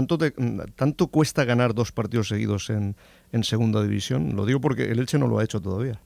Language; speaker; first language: Spanish; native; Spanish